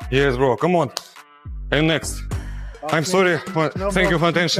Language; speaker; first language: English; non-native, learner; Russian